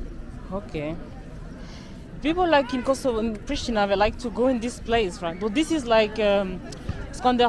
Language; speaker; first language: English; non-native, learner; French